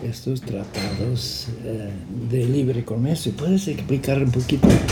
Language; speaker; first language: Spanish; non-native, fluent; English